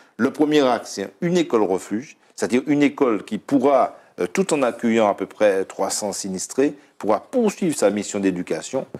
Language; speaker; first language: French; native; French